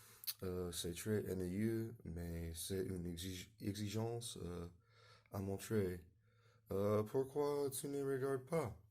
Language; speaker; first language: French; non-native, learner; English